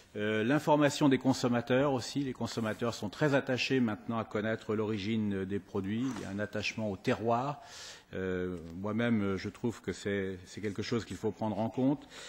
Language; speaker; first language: French; native; French